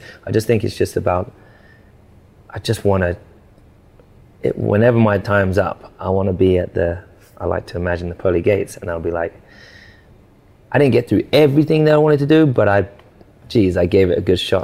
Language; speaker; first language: English; native; English